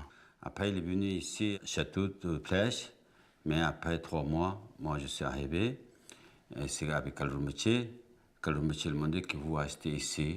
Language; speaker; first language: French; non-native, learner; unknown